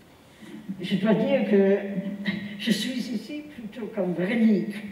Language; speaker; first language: French; non-native, fluent; English